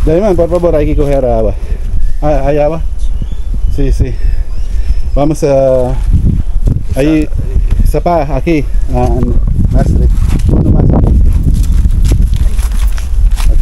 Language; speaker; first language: Spanish; non-native, learner; Filipino